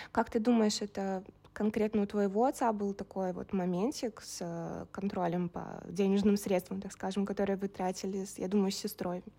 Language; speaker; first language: Russian; native; Russian